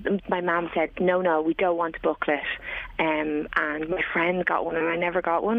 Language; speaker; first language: English; native; English